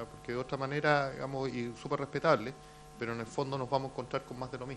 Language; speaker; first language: Spanish; native; Spanish